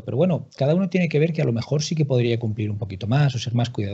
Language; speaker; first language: Spanish; native; Spanish